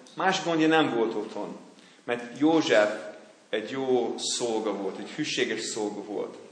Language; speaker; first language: Hungarian; non-native, fluent; English